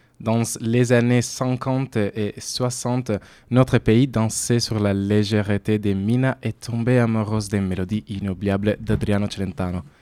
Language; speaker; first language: French; non-native, fluent; Italian